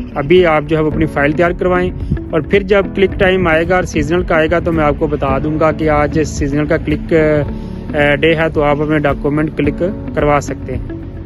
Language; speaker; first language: Urdu; native; Urdu